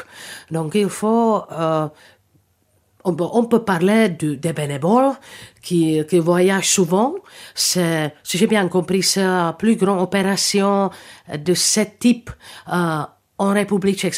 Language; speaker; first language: French; non-native, fluent; Czech